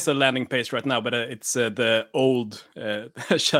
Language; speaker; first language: English; non-native, fluent; Swedish